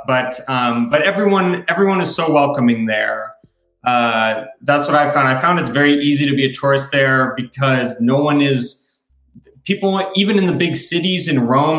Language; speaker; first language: English; native; English